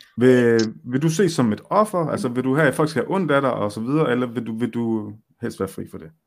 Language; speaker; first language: Danish; early bilingual, other home language; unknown